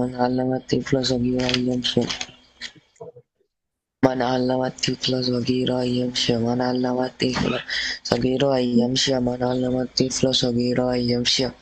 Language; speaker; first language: Arabic; non-native, learner; Bangla